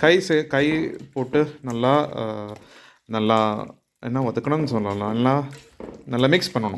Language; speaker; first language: Tamil; non-native, learner; Malayalam